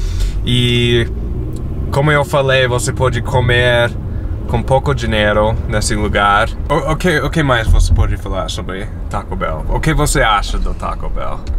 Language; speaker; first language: Portuguese; non-native, fluent; English